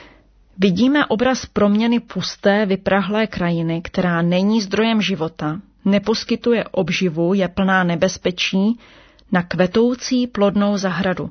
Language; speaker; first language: Czech; native; Czech